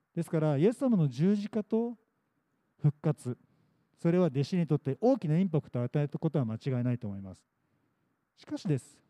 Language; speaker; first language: Japanese; native; Japanese